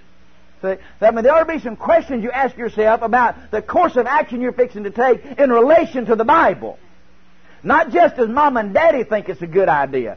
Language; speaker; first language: English; native; English